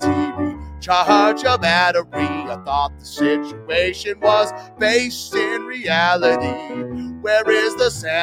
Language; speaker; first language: English; native; English